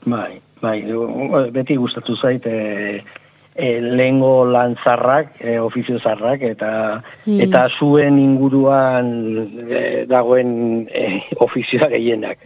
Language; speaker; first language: Basque; non-native, local second language; Spanish